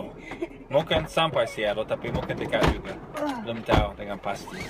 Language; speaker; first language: Indonesian; non-native, fluent; English